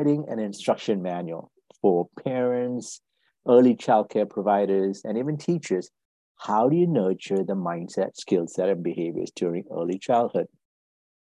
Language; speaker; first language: English; non-native, local second language; Tamil